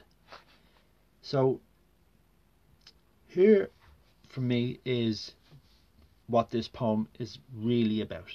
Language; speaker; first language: English; native; English